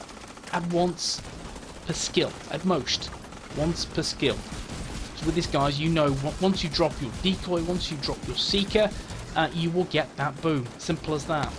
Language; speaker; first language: English; native; English